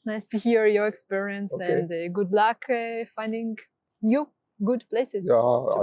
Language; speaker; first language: English; non-native, fluent; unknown